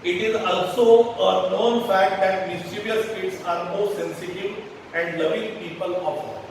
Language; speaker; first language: English; non-native, local second language; Marathi